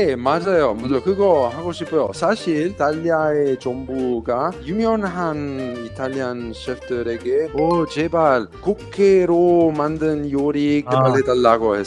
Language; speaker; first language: Korean; non-native, fluent; Italian